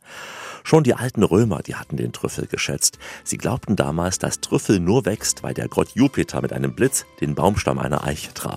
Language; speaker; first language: German; native; German